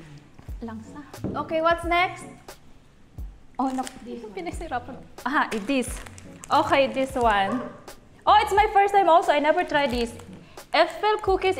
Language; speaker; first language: English; non-native, local second language; Filipino